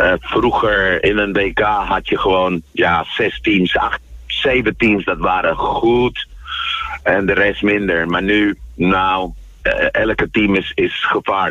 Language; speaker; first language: Dutch; non-native, fluent; Spanish